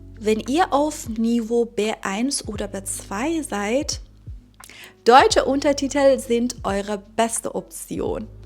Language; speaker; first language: German; non-native, fluent; Persian